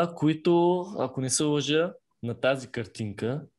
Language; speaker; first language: Bulgarian; native; Bulgarian